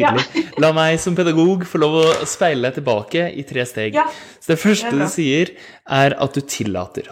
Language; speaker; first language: Norwegian; native; Norwegian